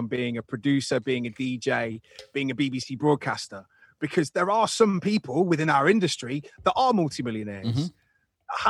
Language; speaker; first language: English; native; English